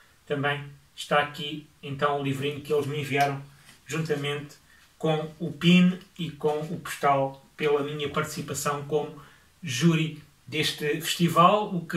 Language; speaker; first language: Portuguese; native; Portuguese